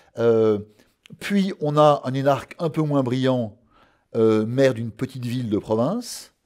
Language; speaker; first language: French; native; French